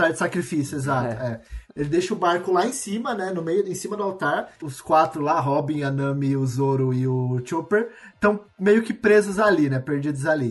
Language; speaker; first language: Portuguese; native; Portuguese